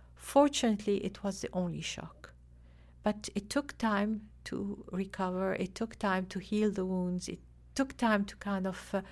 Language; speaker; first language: English; non-native, fluent; Arabic